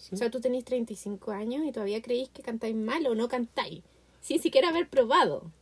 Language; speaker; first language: Spanish; native; Spanish